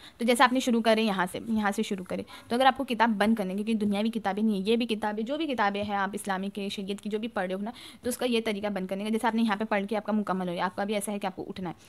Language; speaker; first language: Urdu; native; Urdu